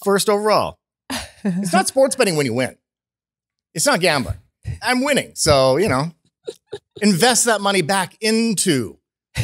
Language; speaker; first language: English; native; English